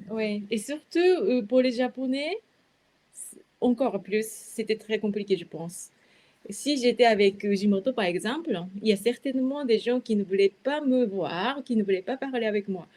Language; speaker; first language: French; non-native, fluent; Japanese